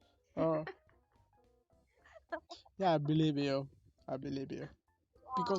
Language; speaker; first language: English; non-native, learner; Bangla